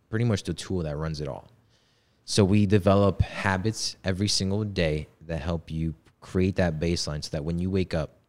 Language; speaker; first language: English; early bilingual, other home language; Polish